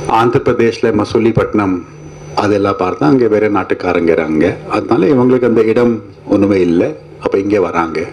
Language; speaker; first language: Tamil; non-native, fluent; Hindi